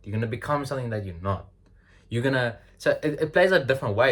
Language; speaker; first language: English; native; English